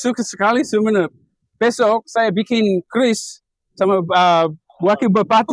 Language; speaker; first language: Indonesian; non-native, fluent; English